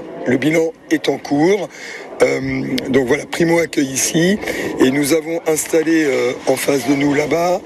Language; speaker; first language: French; native; French